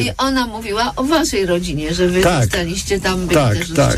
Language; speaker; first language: Polish; native; Polish